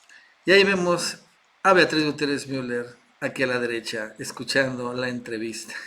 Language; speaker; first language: Spanish; native; Spanish